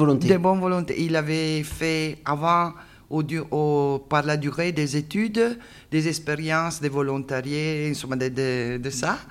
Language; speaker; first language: French; non-native, learner; Italian